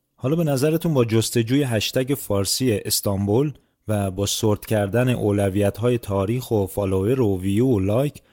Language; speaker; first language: Persian; native; Persian